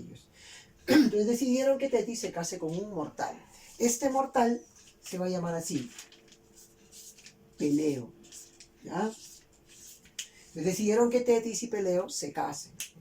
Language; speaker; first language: Spanish; native; Spanish